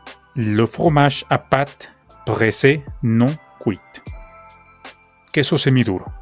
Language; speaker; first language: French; non-native, fluent; Spanish